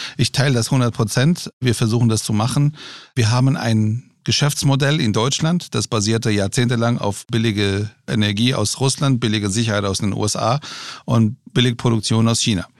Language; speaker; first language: German; early bilingual, other home language; Persian